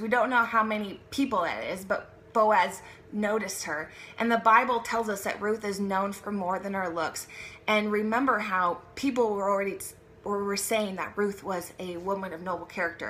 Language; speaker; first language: English; native; English